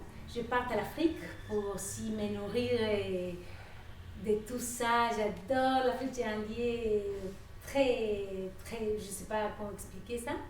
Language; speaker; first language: French; non-native, fluent; Spanish